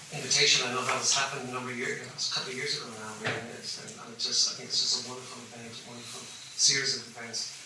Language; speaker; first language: English; native; English